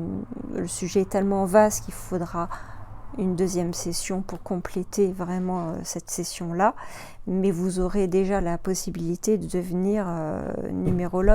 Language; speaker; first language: French; native; French